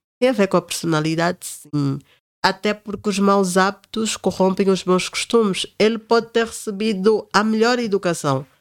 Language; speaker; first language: Portuguese; native; Portuguese